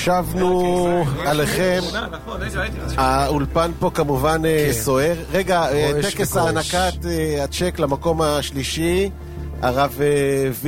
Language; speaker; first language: Hebrew; native; Hebrew